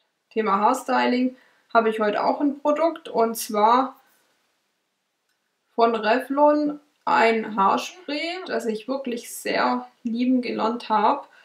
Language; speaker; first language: German; native; German